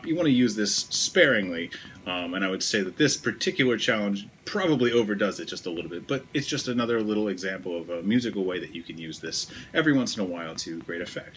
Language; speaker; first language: English; native; English